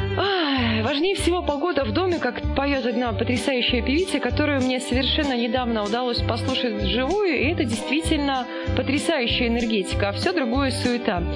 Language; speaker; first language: Russian; non-native, local second language; Belarusian